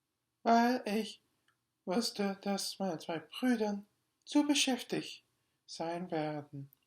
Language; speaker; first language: German; non-native, learner; English